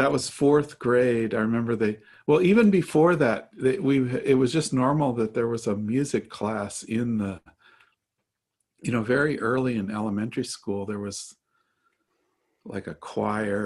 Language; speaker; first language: English; native; English